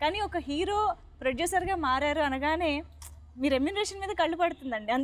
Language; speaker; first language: Telugu; native; Telugu